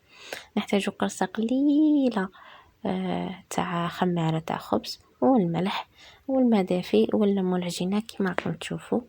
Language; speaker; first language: Arabic; native; Arabic